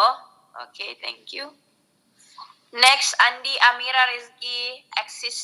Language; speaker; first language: English; non-native, local second language; Indonesian